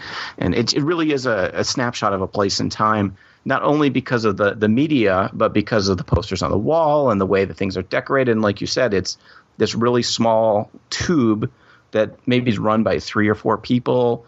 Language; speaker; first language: English; native; English